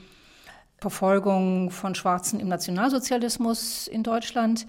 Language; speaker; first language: German; native; German